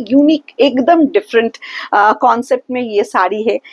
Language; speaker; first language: Hindi; non-native, local second language; Bangla